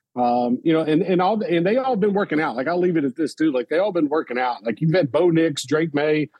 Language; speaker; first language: English; native; English